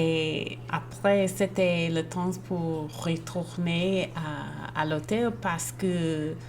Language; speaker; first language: French; non-native, learner; English